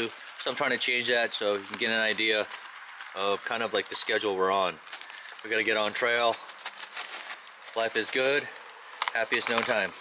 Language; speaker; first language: English; native; English